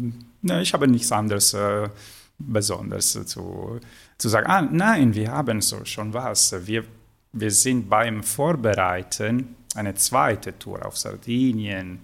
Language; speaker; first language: German; non-native, fluent; Italian